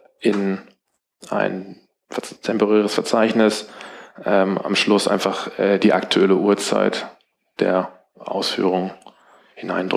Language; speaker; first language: German; native; German